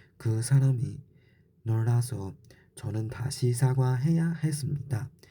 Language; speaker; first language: Korean; non-native, learner; Chinese